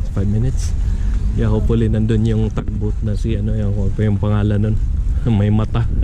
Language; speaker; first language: Filipino; non-native, local second language; Cebuano